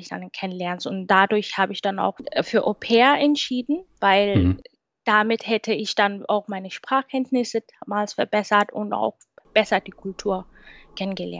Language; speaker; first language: German; non-native, fluent; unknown